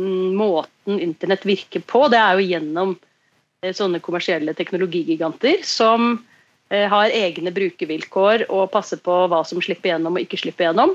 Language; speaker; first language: Norwegian; native; Norwegian